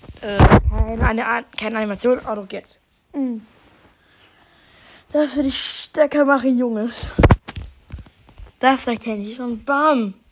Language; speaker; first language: German; native; German